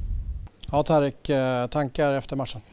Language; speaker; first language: Swedish; native; Swedish